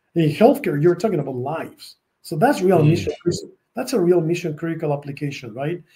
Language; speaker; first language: English; non-native, fluent; Spanish